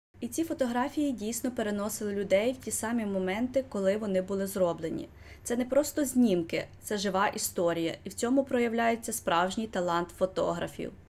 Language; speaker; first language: Ukrainian; native; Ukrainian